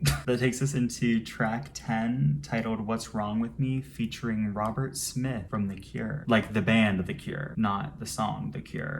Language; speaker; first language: English; native; English